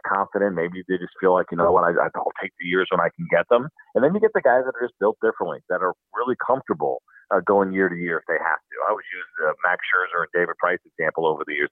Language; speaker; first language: English; native; English